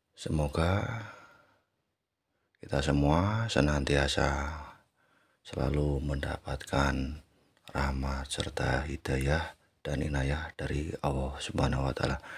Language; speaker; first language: Indonesian; native; Indonesian